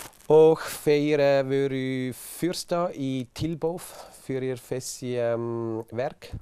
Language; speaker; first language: Icelandic; non-native, learner; German